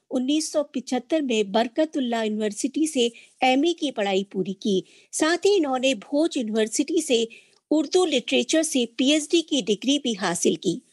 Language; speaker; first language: Hindi; native; Hindi